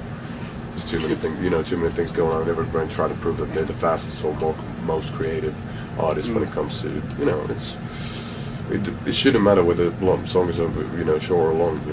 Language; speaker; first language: English; non-native, fluent; Finnish